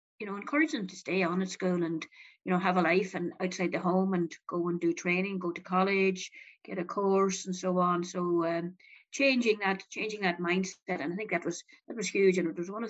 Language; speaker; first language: English; native; English